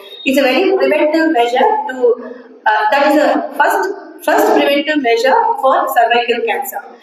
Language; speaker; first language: English; non-native, local second language; Tamil